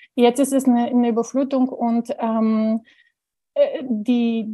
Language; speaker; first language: German; non-native, fluent; Bulgarian